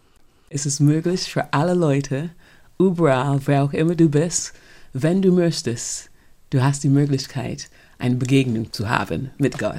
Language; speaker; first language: German; non-native, fluent; English